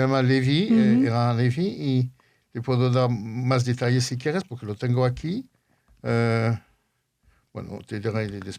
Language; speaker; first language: Spanish; early bilingual, heritage; Ladino